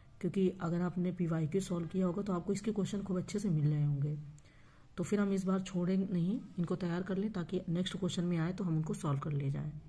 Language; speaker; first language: Hindi; native; Hindi